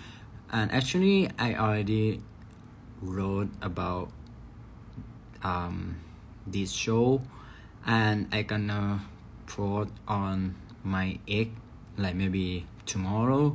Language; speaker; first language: English; non-native, learner; Thai